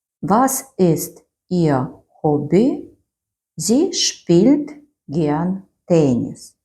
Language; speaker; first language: German; non-native, fluent; Ukrainian